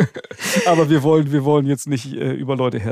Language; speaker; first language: German; native; German